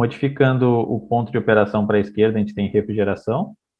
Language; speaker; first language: Portuguese; native; Portuguese